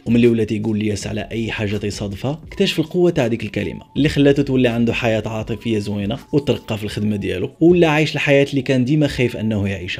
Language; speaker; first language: Arabic; native; Arabic